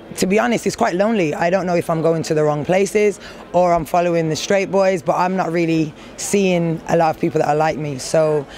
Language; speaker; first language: English; native; English